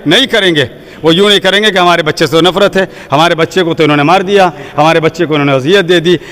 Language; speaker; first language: Urdu; native; Urdu